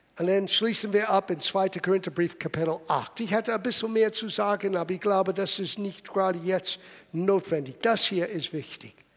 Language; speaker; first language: German; non-native, fluent; English